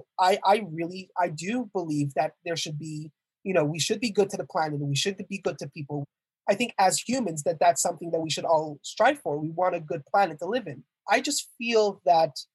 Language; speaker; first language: English; native; English